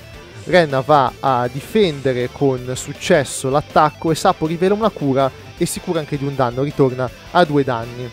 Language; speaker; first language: Italian; native; Italian